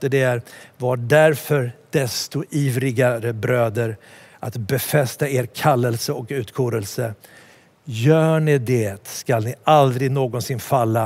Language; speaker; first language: Swedish; native; Swedish